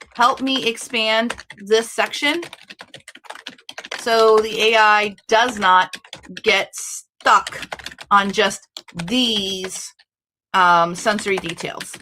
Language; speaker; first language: English; native; English